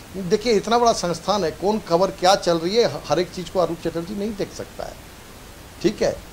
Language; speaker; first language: Hindi; native; Hindi